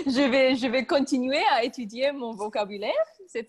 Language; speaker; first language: French; non-native, learner; English